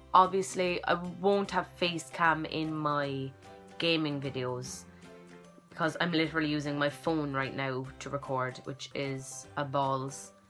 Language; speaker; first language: English; native; English